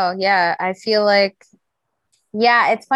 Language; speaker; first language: English; native; English